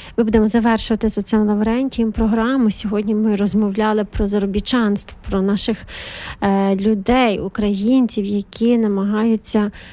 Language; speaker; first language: Ukrainian; native; Ukrainian